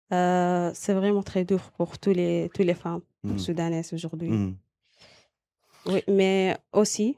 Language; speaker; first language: French; non-native, learner; Arabic